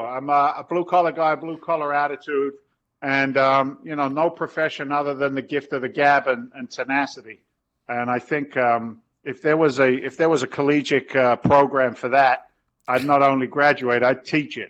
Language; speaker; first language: English; native; English